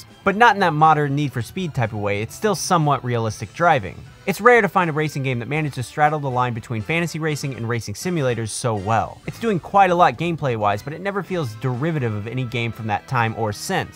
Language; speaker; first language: English; native; English